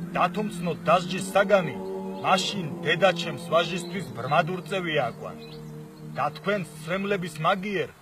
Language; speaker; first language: Georgian; native; Georgian